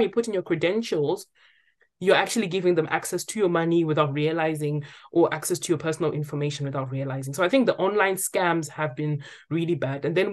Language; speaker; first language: English; non-native, local second language; Shona